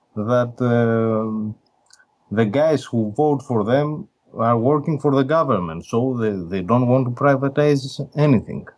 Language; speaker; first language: English; non-native, fluent; Greek